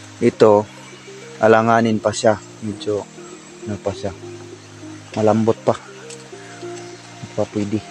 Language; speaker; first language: Filipino; non-native, local second language; Cebuano